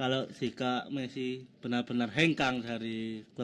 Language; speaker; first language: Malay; non-native, local second language; Javanese